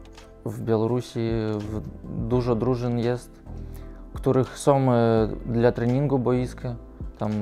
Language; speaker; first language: Polish; non-native, learner; Russian